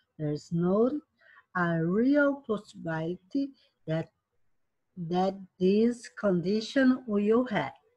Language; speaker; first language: English; non-native, fluent; Portuguese